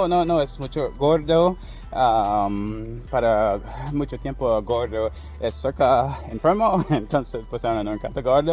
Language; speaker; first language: Spanish; non-native, learner; English